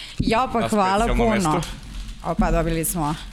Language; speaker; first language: Serbian; native; Serbian